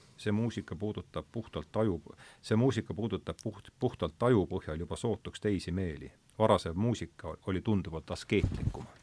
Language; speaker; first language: Estonian; native; Estonian